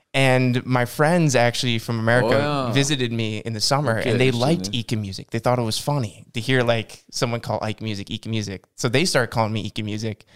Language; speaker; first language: Norwegian; non-native, learner; English